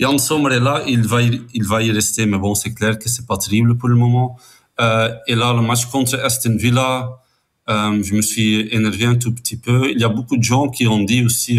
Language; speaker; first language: French; non-native, fluent; Dutch